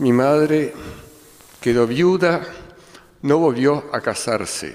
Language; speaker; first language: Spanish; early bilingual, other home language; German